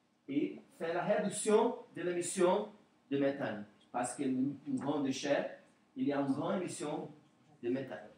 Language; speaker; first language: French; non-native, learner; Portuguese